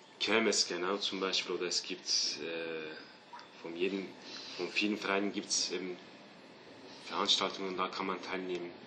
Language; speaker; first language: German; early bilingual, other home language; Turkish